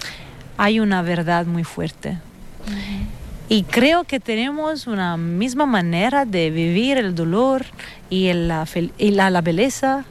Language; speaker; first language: Spanish; non-native, fluent; Italian